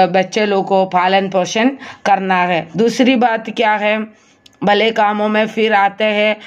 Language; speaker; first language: Hindi; non-native, local second language; Malayalam